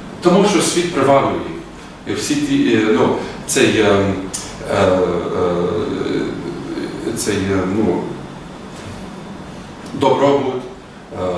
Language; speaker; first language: Ukrainian; early bilingual, heritage; Ukrainian